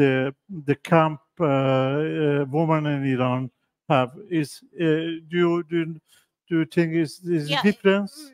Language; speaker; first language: English; non-native, learner; Persian